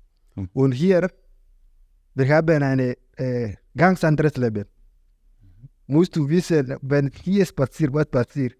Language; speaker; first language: German; non-native, learner; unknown